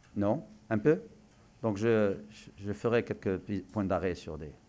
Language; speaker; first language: French; non-native, local second language; Arabic